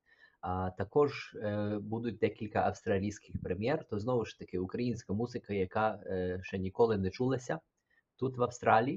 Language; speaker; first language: Ukrainian; early bilingual, heritage; Ukrainian